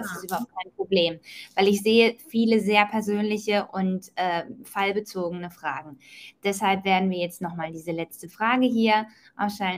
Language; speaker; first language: German; native; German